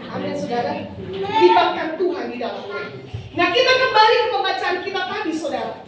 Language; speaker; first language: Indonesian; native; Indonesian